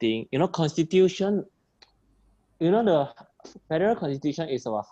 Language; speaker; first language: English; non-native, local second language; Chinese